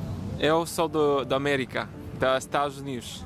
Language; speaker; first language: Portuguese; non-native, learner; English